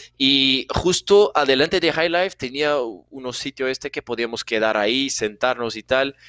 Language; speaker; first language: Spanish; non-native, fluent; Portuguese